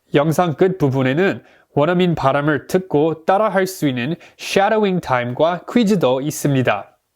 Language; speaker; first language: Korean; non-native, fluent; English